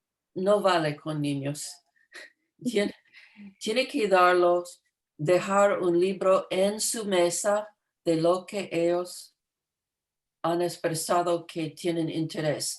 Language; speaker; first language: Spanish; non-native, fluent; English